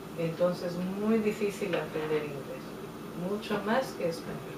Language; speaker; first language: Spanish; native; Spanish